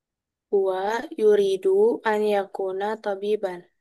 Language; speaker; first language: Arabic; non-native, learner; Indonesian